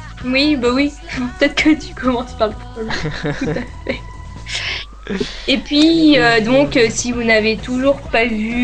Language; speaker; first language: French; native; French